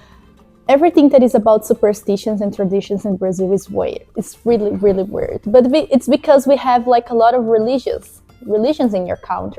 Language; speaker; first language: English; non-native, fluent; Portuguese